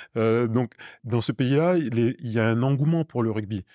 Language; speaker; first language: French; native; French